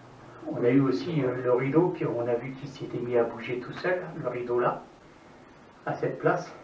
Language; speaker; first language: French; native; French